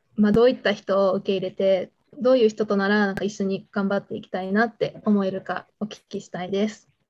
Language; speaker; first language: Japanese; native; Japanese